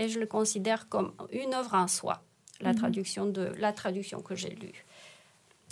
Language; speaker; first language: French; non-native, fluent; Romanian